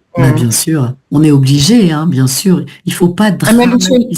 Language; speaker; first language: French; native; French